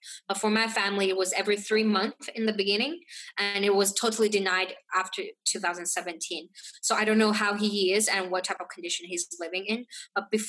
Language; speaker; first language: English; non-native, fluent; Chinese